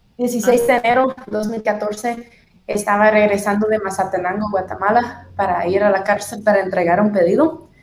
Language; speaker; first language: Spanish; non-native, fluent; English